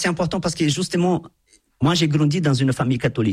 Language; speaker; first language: French; non-native, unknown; Portuguese